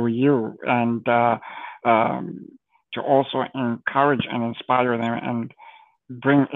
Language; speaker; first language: English; non-native, local second language; Shona